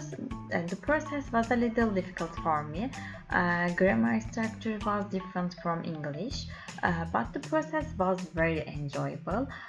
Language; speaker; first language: English; non-native, learner; Turkish